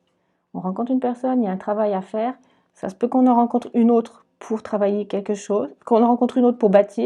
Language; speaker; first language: French; native; French